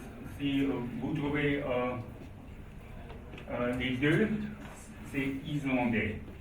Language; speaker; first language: French; non-native, fluent; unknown